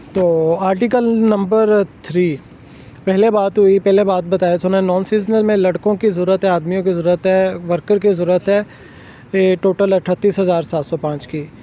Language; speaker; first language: Urdu; native; Urdu